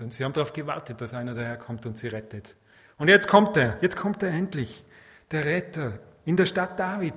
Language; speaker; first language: German; native; German